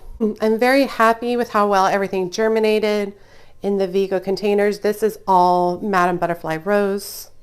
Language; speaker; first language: English; native; English